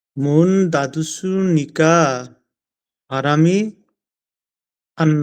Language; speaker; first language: Korean; non-native, learner; Bangla